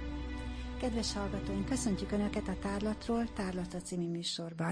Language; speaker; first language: Hungarian; native; Hungarian